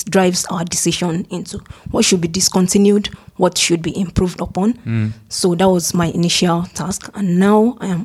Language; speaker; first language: English; non-native, local second language; Yoruba